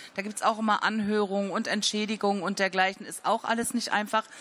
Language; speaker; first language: German; native; German